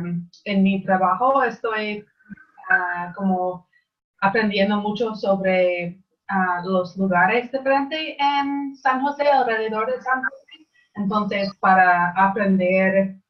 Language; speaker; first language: Spanish; non-native, learner; English